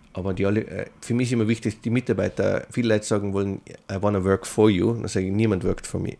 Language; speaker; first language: German; native; German